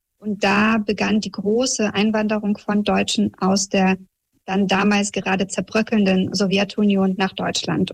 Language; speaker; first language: German; early bilingual, heritage; German